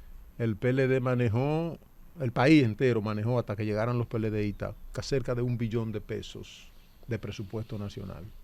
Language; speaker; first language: Spanish; native; Spanish